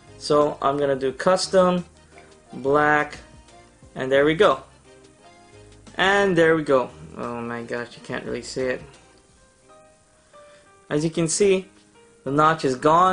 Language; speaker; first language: English; native; English